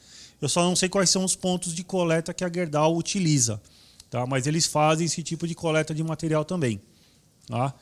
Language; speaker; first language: Portuguese; native; Portuguese